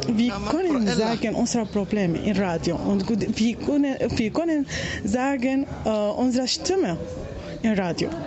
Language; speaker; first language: German; non-native, learner; Arabic